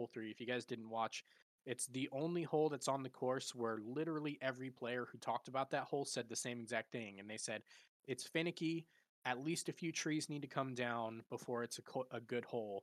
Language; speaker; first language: English; native; English